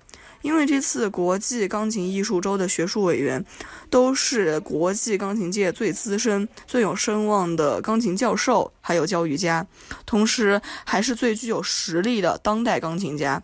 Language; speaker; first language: Chinese; native; Chinese